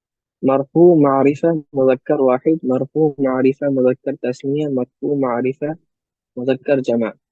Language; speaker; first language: Arabic; non-native, learner; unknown